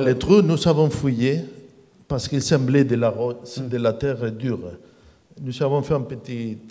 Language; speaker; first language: French; non-native, learner; Spanish